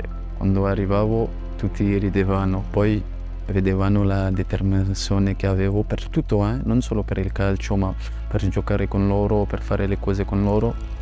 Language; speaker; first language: Italian; non-native, fluent; French